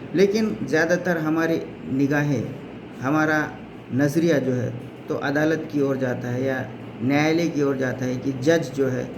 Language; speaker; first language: Hindi; non-native, local second language; Marathi